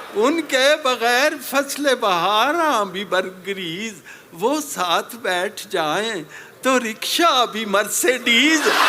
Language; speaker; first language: Urdu; non-native, local second language; Punjabi